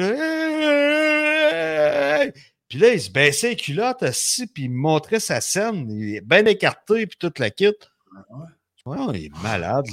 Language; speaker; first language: French; native; French